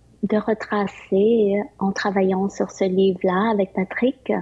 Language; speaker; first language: French; early bilingual, other home language; Vietnamese